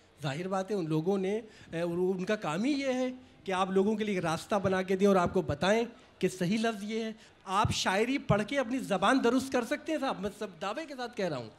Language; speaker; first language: Hindi; native; Hindi